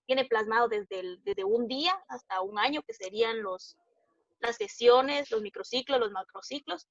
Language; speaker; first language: Spanish; native; Spanish